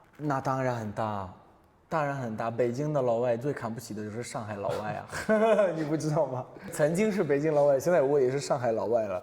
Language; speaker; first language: Chinese; non-native, fluent; Italian